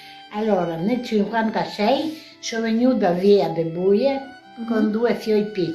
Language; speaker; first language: Italian; non-native, local second language; Venetian